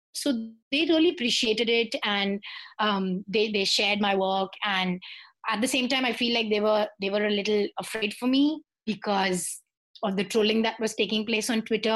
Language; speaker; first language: English; non-native, local second language; Hindi